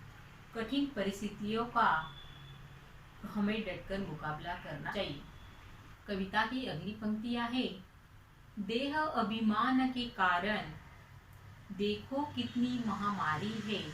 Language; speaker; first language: Hindi; non-native, local second language; Marathi